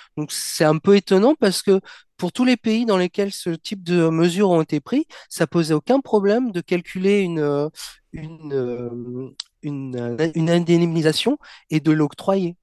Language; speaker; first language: French; native; French